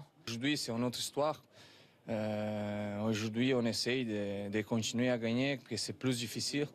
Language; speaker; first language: French; non-native, fluent; Portuguese